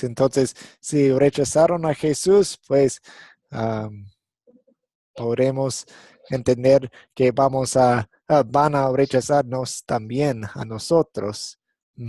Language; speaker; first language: Spanish; non-native, fluent; English